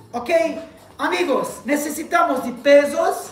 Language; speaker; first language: Spanish; non-native, fluent; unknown